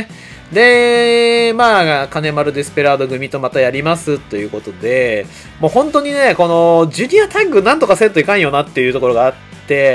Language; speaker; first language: Japanese; native; Japanese